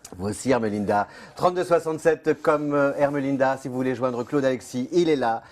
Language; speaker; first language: French; native; French